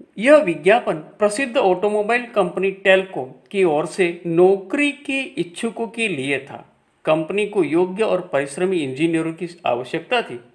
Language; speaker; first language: Hindi; non-native, local second language; Gujarati